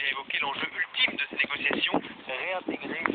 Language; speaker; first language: French; native; French